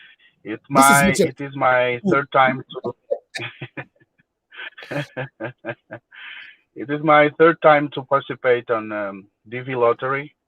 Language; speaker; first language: English; non-native, learner; Portuguese